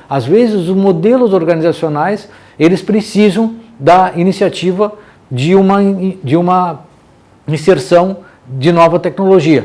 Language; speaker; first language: Portuguese; native; Portuguese